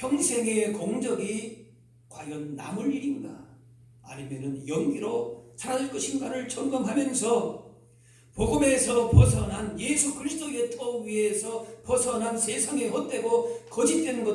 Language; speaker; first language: Korean; native; Korean